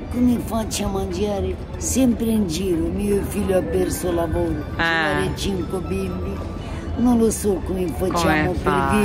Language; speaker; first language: Italian; non-native, learner; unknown